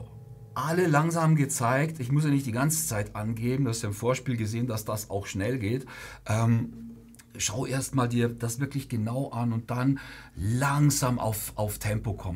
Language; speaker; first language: German; native; German